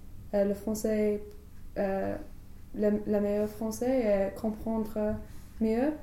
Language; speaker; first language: French; non-native, learner; English